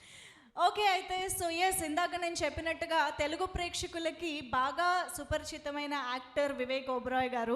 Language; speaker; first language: Telugu; native; Telugu